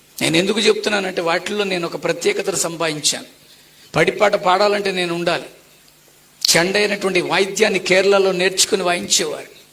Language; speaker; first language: Telugu; non-native, local second language; Tamil